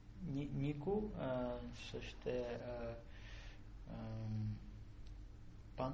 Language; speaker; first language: Japanese; non-native, learner; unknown